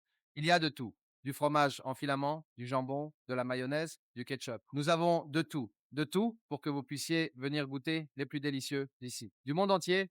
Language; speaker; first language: French; non-native, learner; Spanish